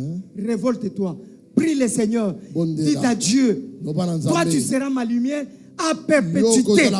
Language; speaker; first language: French; non-native, local second language; Lingala